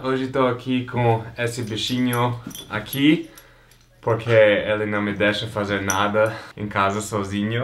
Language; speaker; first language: Portuguese; non-native, fluent; English